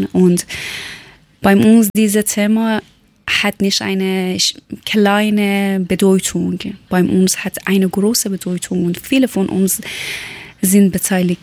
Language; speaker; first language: German; non-native, learner; Persian